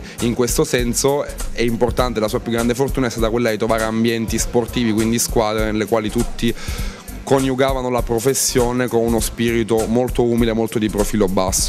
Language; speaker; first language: Italian; native; Italian